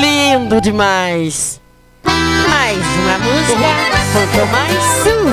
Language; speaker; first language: Portuguese; native; Portuguese